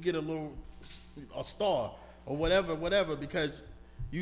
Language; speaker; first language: English; native; English